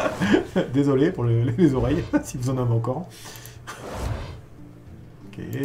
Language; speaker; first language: French; native; French